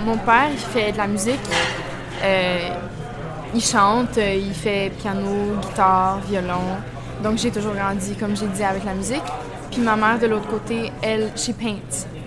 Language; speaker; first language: French; early bilingual, heritage; French